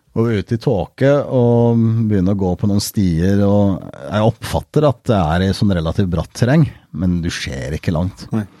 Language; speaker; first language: Norwegian; early bilingual, heritage; Norwegian